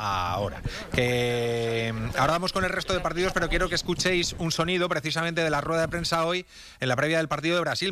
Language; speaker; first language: Spanish; native; Spanish